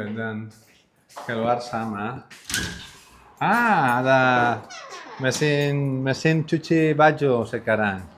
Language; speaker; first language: Indonesian; non-native, learner; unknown